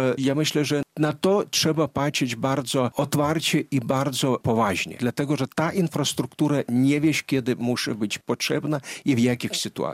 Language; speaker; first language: Polish; non-native, fluent; Lithuanian